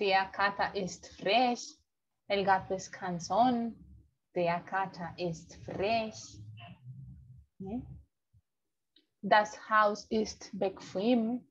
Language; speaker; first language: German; non-native, fluent; Spanish